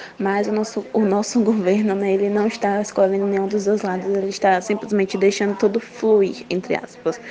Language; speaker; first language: Portuguese; native; Portuguese